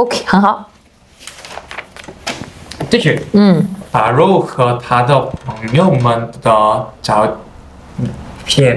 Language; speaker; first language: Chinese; non-native, learner; Korean